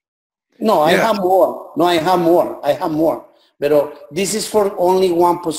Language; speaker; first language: English; non-native, learner; Spanish